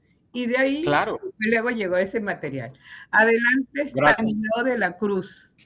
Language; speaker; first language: Spanish; native; Spanish